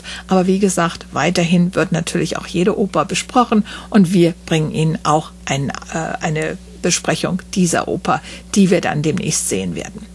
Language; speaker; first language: German; native; German